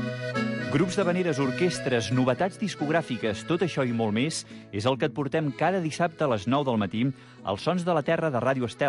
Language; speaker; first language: Catalan; native; Catalan